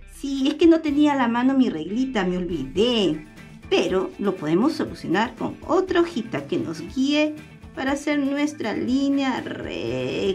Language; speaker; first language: Spanish; native; Spanish